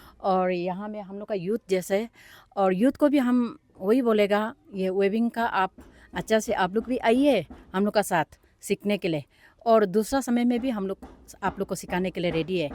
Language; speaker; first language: Hindi; non-native, local second language; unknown